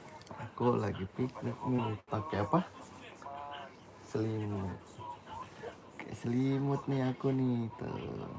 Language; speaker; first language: Indonesian; native; Indonesian